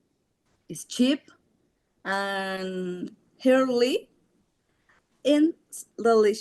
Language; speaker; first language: English; non-native, learner; Spanish